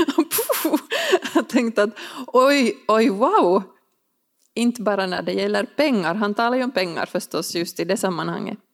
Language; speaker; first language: Swedish; native; Swedish